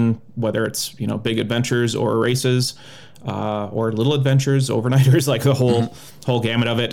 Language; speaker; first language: English; native; English